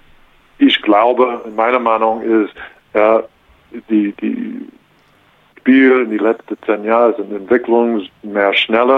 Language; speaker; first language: German; non-native, learner; English